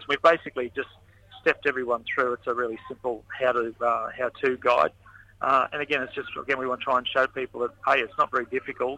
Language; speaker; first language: English; native; English